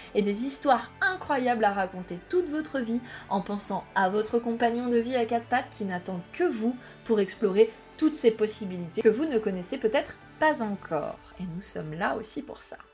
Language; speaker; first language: French; native; French